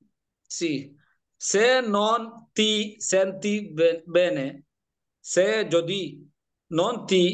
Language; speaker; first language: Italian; non-native, learner; Bangla